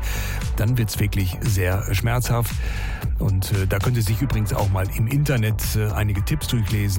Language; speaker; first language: German; native; German